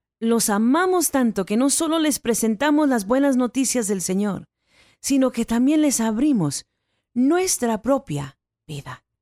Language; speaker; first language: Spanish; early bilingual, heritage; Spanish